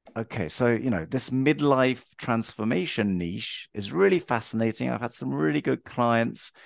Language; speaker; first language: English; native; English